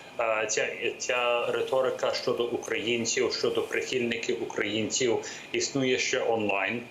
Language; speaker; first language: Ukrainian; early bilingual, heritage; English